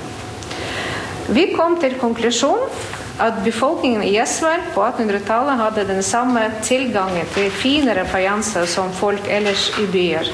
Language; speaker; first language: Norwegian; non-native, fluent; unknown